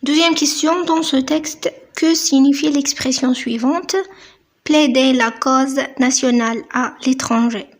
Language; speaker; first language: French; non-native, local second language; Arabic